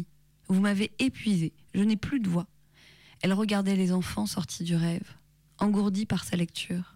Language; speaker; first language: French; native; French